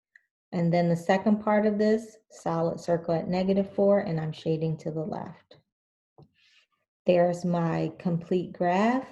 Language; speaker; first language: English; native; English